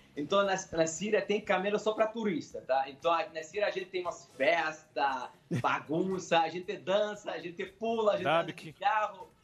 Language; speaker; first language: Portuguese; non-native, fluent; Arabic